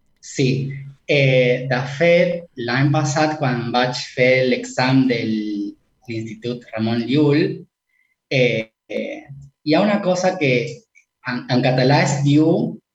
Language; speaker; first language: Catalan; non-native, learner; Spanish